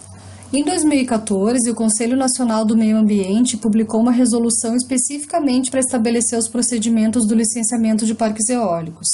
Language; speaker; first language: Portuguese; native; Portuguese